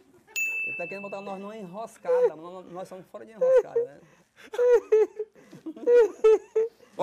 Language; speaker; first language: Portuguese; native; Portuguese